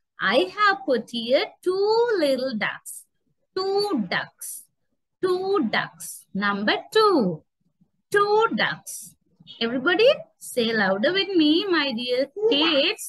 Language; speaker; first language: English; non-native, local second language; Sinhala